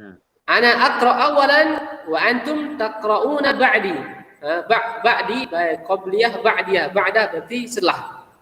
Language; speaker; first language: Arabic; non-native, fluent; Indonesian